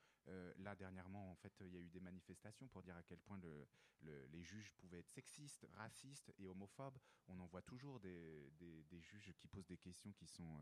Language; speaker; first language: French; native; French